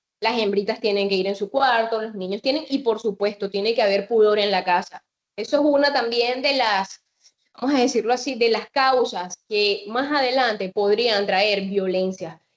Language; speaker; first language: Spanish; native; Spanish